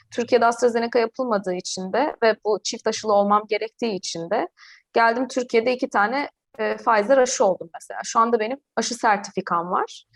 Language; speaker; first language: Turkish; native; Turkish